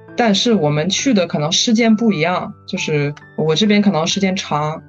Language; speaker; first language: Chinese; non-native, fluent; French